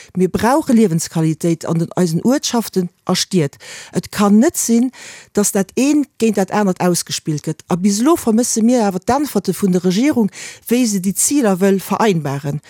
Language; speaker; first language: Luxembourgish; native; Luxembourgish